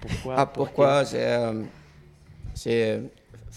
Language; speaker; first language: French; non-native, learner; Portuguese